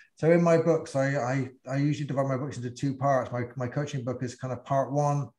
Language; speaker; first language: English; native; English